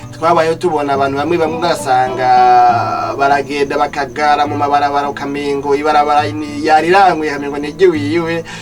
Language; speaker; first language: Rundi; early bilingual, heritage; Rundi